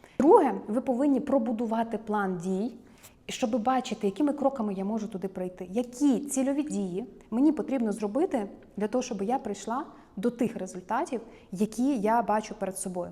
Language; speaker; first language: Ukrainian; native; Ukrainian